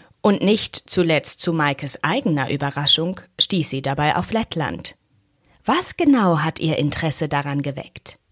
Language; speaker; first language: German; native; German